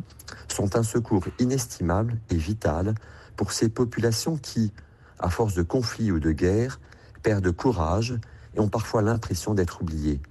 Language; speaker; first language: French; native; French